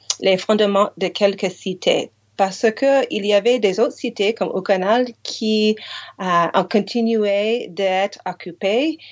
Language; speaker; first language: French; non-native, fluent; English